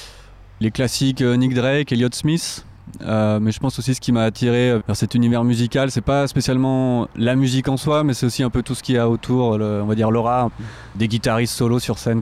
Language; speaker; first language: French; native; French